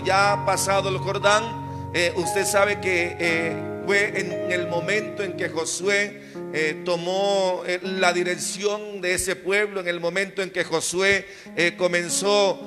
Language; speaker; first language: Spanish; native; Spanish